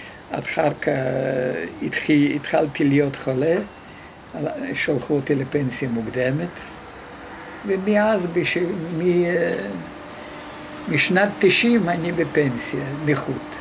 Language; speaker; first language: Hebrew; non-native, fluent; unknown